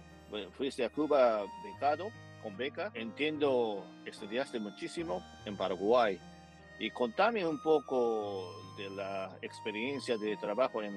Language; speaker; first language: Spanish; non-native, fluent; Japanese